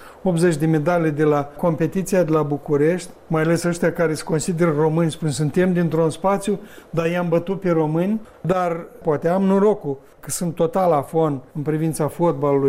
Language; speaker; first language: Romanian; native; Romanian